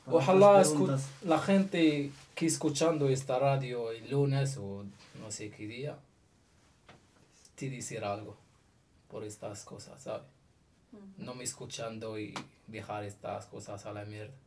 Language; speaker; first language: Spanish; non-native, learner; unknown